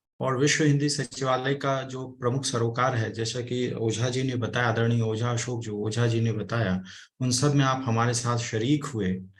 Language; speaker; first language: Hindi; native; Hindi